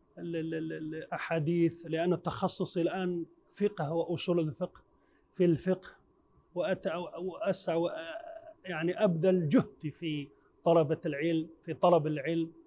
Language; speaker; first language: Arabic; non-native, fluent; Chinese